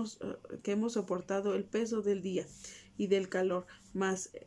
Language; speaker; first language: Spanish; native; Spanish